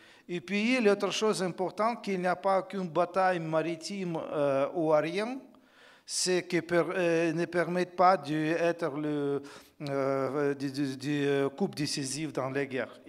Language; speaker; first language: French; non-native, fluent; Ukrainian